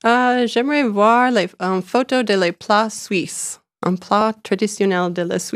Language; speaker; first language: French; non-native, learner; English